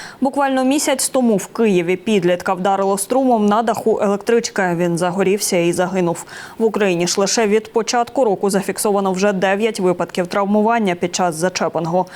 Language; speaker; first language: Ukrainian; native; Ukrainian